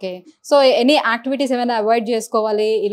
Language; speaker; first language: Telugu; native; Telugu